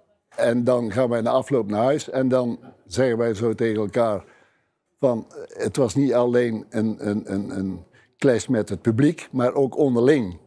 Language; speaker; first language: Dutch; native; Dutch